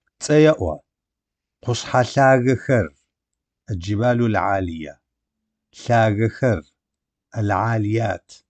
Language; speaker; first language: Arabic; non-native, local second language; Adyghe